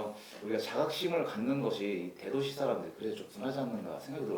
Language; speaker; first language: Korean; native; Korean